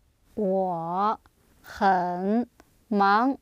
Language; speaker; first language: Chinese; non-native, learner; English